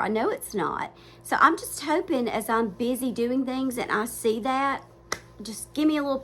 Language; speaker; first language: English; native; English